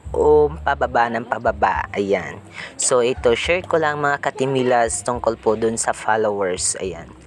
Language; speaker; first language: Filipino; non-native, local second language; Cebuano